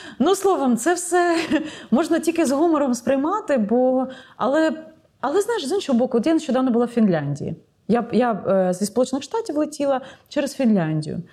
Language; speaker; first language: Ukrainian; non-native, local second language; Russian